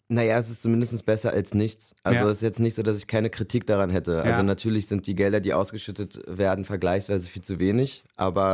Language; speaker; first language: German; native; German